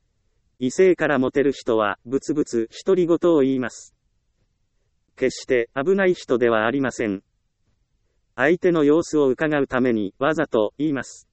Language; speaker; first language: Japanese; native; Japanese